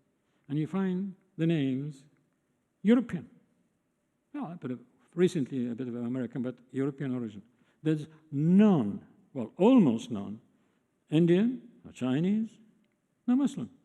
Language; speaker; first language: English; non-native, fluent; Arabic